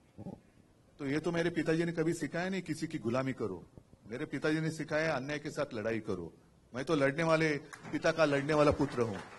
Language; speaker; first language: Hindi; non-native, local second language; Marathi